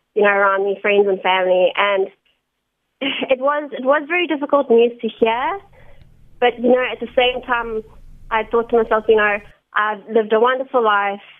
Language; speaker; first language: English; native; English